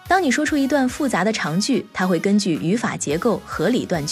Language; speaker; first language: Chinese; native; Chinese